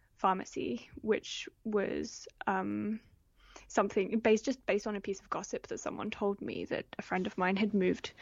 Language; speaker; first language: English; native; English